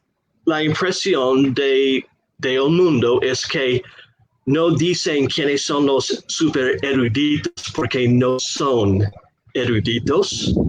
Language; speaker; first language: Spanish; non-native, fluent; English